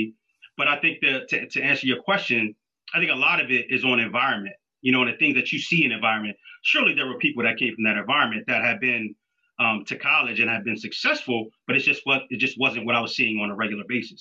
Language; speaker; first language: English; native; English